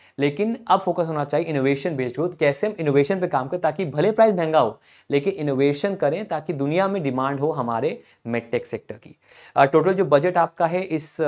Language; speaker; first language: Hindi; native; Hindi